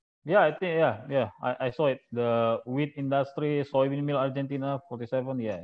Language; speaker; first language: English; non-native, fluent; Indonesian